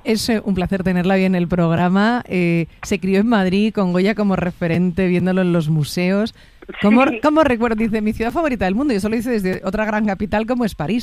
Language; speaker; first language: Spanish; native; Spanish